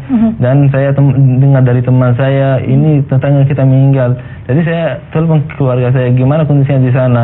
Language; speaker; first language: Indonesian; non-native, fluent; Arabic